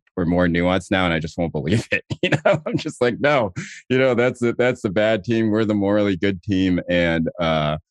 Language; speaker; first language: English; native; English